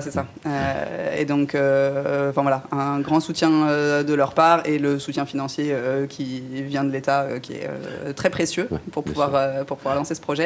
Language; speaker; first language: French; native; French